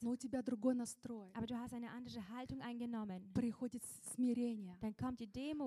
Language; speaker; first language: German; non-native, local second language; Russian